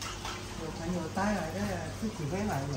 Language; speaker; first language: Chinese; non-native, local second language; Min Nan Chinese